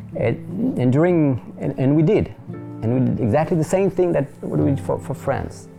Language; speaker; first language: English; non-native, fluent; French